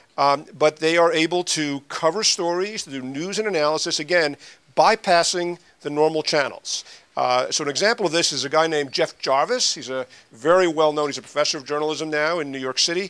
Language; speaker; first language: English; native; English